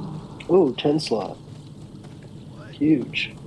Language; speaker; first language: English; native; English